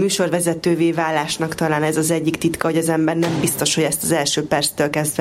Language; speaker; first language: Hungarian; native; Hungarian